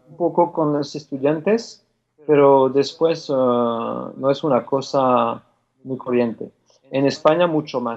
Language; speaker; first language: Spanish; non-native, fluent; French